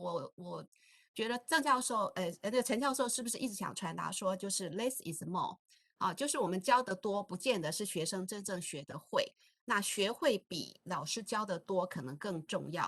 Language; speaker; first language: Chinese; native; Chinese